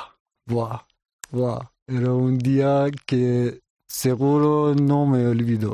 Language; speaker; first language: Spanish; non-native, learner; Persian